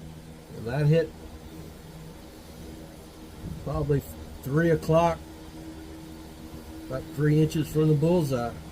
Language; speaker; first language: English; native; English